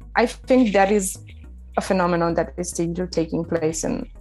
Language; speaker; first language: English; non-native, fluent; Romanian